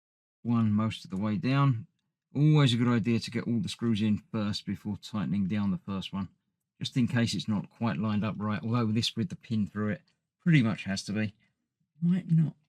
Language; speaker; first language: English; native; English